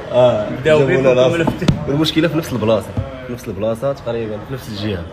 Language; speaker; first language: Arabic; native; Arabic